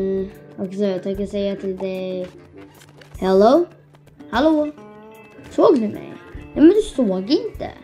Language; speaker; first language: Swedish; non-native, learner; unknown